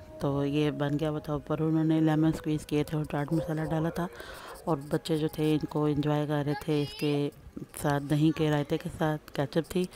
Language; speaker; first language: Urdu; native; Urdu